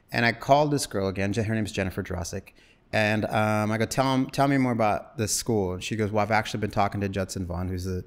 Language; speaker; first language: English; native; English